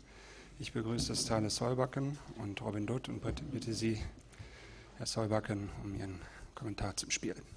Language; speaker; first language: German; native; German